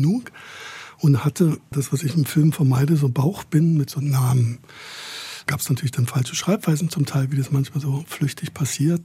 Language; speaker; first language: German; native; German